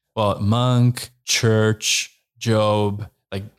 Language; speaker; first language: English; non-native, fluent; Slovenian